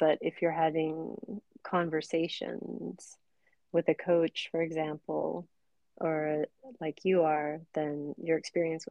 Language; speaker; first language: English; native; English